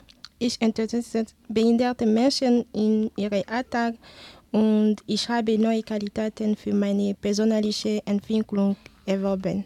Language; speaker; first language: German; non-native, learner; Ewe